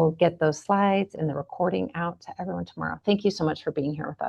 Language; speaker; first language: English; native; English